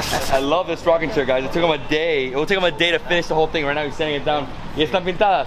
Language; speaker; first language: English; native; English